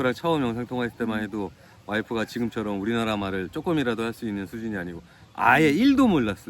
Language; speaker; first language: Korean; native; Korean